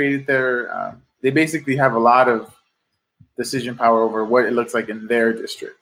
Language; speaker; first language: English; native; English